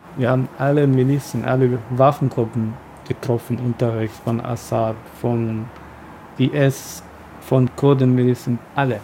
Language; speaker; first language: German; non-native, learner; Arabic